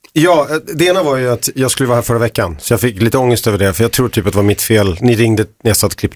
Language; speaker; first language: Swedish; native; Swedish